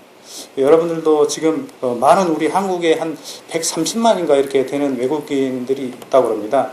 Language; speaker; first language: Korean; native; Korean